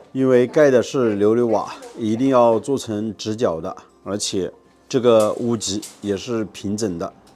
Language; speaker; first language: Chinese; native; Chinese